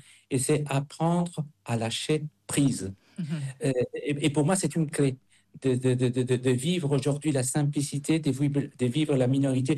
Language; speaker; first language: French; non-native, fluent; Spanish